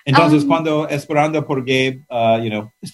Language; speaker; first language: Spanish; non-native, learner; English